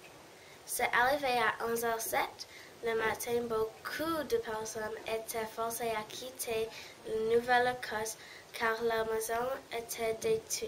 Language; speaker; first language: French; non-native, learner; English